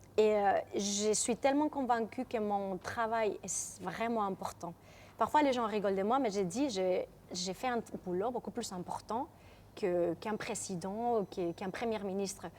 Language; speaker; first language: French; non-native, fluent; Spanish